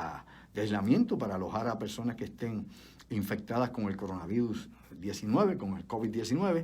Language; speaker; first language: Spanish; native; Spanish